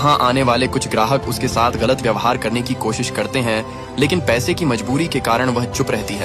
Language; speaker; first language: Hindi; native; Hindi